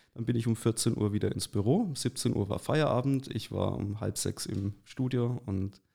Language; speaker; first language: German; native; German